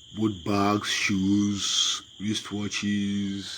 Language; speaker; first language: English; non-native, local second language; Yoruba